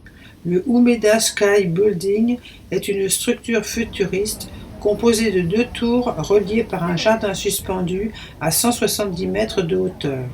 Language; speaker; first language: French; native; French